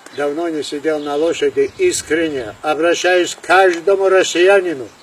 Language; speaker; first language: Russian; non-native, local second language; Adyghe